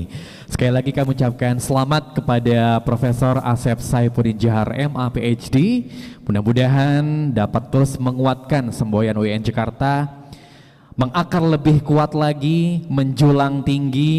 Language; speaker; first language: Indonesian; native; Indonesian